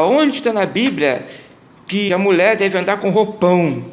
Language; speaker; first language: Portuguese; native; Portuguese